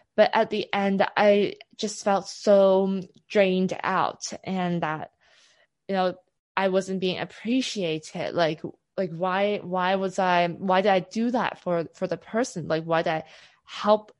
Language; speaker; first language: English; non-native, local second language; Cantonese